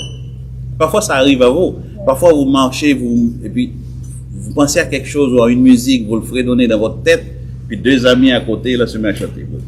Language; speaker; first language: French; native; French